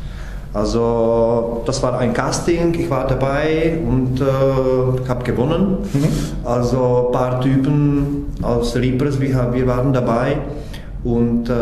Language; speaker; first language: German; non-native, fluent; Czech